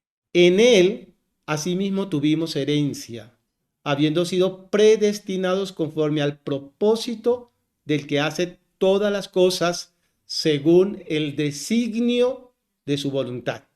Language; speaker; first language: Spanish; native; Spanish